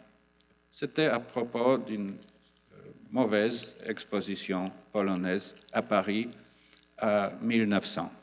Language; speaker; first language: French; non-native, fluent; Polish